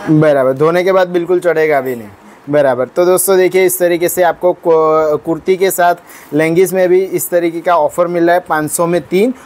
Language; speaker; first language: Hindi; non-native, local second language; Gujarati